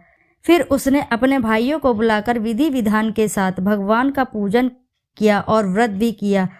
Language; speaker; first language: Hindi; native; Hindi